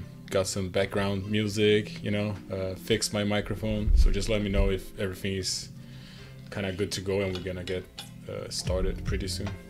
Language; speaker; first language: English; non-native, fluent; Portuguese